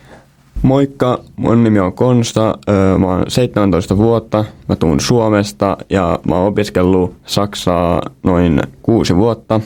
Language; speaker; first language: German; non-native, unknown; Finnish